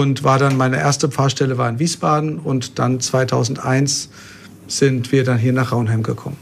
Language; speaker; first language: German; native; German